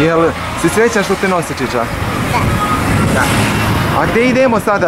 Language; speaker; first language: Bosnian; native; Bosnian